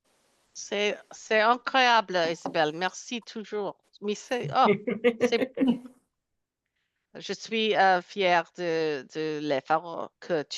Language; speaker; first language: French; non-native, learner; English